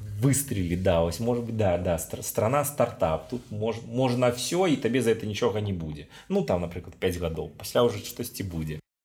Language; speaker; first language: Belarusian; non-native, local second language; Russian